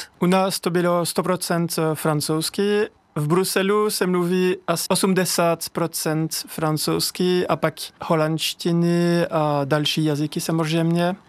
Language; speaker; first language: Czech; non-native, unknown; French